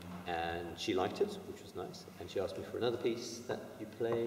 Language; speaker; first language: English; native; English